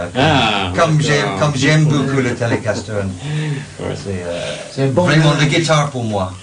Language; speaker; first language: French; non-native, learner; English